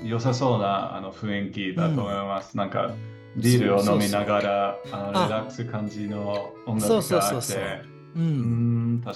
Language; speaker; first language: Japanese; non-native, learner; English